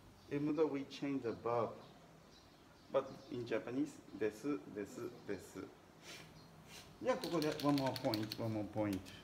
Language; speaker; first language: English; non-native, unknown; Japanese